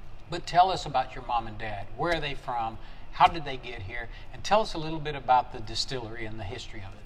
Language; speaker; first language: English; early bilingual, other home language; Spanish